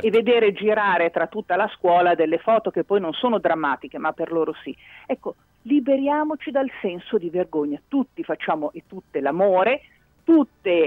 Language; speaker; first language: Italian; native; Italian